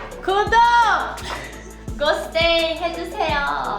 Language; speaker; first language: Korean; early bilingual, heritage; Korean